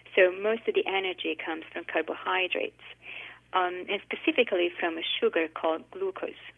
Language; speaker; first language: English; non-native, fluent; Italian